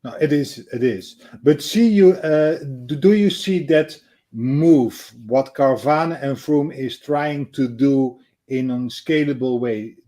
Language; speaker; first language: English; non-native, fluent; Dutch